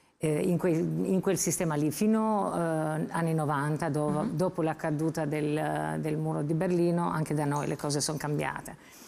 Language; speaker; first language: Italian; non-native, fluent; Albanian